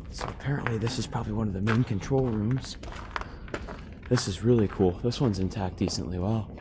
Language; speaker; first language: English; native; English